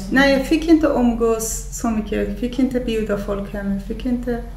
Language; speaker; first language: Swedish; non-native, fluent; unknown